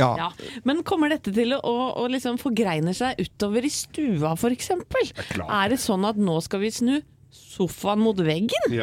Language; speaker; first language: Norwegian; native; Norwegian